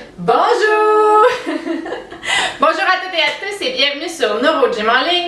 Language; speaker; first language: French; native; French